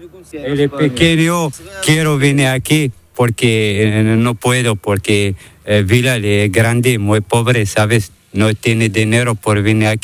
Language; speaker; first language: Spanish; non-native, learner; Arabic